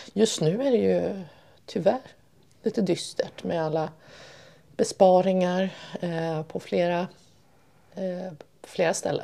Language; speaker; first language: Swedish; early bilingual, other home language; Persian